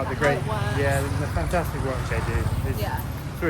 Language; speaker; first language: English; native; English